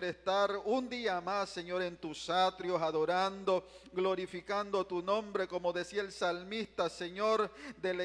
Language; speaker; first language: Spanish; native; Spanish